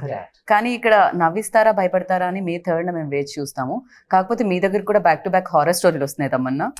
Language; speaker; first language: Telugu; native; Telugu